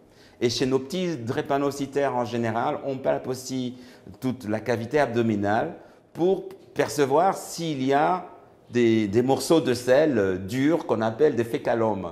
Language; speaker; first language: French; native; French